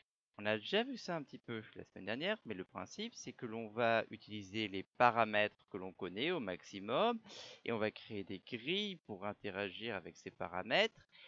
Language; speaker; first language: French; native; French